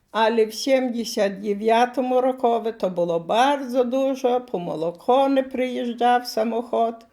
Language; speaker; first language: Ukrainian; native; Ukrainian